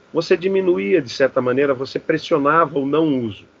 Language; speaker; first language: Portuguese; native; Portuguese